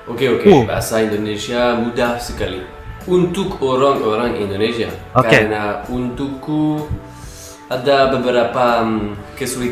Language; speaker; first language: Indonesian; non-native, learner; French